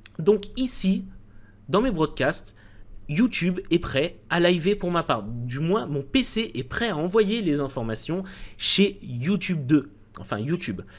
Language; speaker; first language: French; native; French